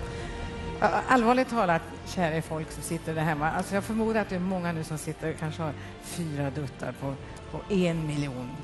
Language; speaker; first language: Swedish; native; Swedish